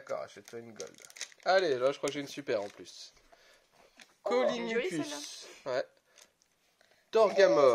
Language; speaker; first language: French; native; French